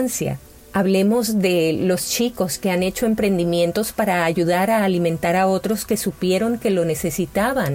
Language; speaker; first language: Spanish; native; Spanish